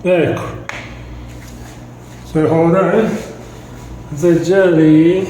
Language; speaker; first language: Chinese; non-native, fluent; Italian